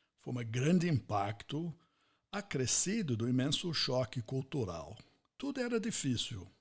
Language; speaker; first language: Portuguese; non-native, fluent; English